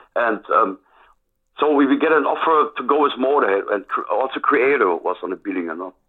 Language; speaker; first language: English; non-native, fluent; German